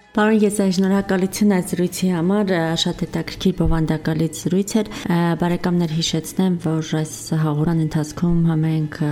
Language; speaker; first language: Armenian; native; Armenian